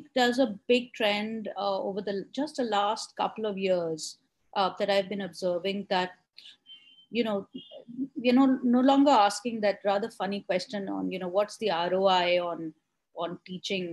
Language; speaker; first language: English; non-native, local second language; Hindi